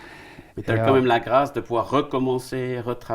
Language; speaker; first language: French; native; French